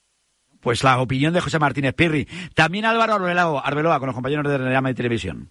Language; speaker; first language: Spanish; native; Spanish